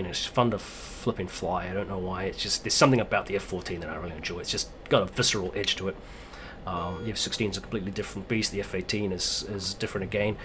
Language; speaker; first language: English; native; English